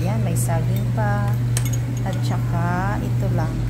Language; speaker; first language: Filipino; native; Filipino